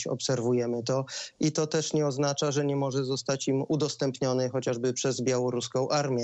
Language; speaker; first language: Polish; native; Polish